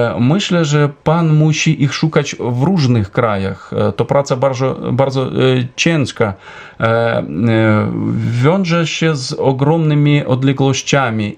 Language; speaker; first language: Polish; non-native, fluent; Ukrainian